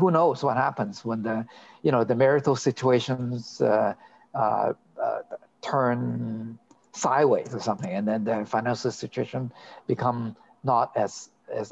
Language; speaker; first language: English; non-native, local second language; Cantonese